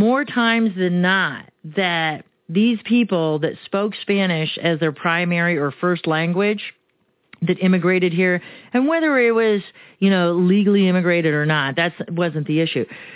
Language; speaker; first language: English; early bilingual, other home language; Romanian